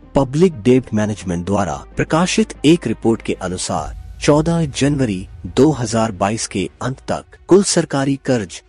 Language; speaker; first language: Hindi; non-native, local second language; Nepali